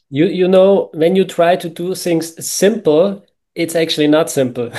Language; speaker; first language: English; non-native, fluent; German